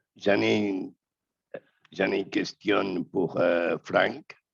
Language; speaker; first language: French; non-native, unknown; Spanish